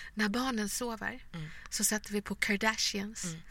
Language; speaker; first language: Swedish; native; Swedish